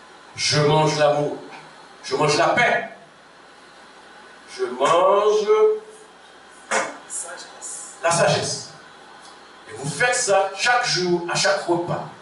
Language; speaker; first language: French; non-native, local second language; Haitian Creole